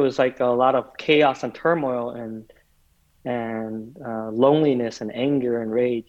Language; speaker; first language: English; native; English